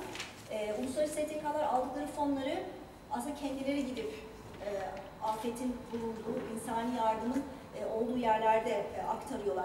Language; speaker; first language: Turkish; native; Turkish